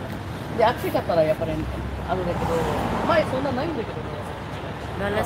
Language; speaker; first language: Japanese; non-native, fluent; Filipino